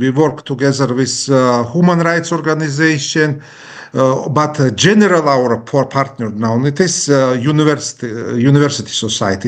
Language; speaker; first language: English; non-native, learner; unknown